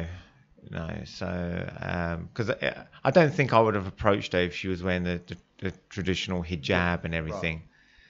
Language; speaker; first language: English; native; English